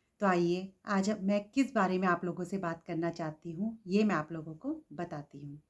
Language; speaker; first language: Hindi; native; Hindi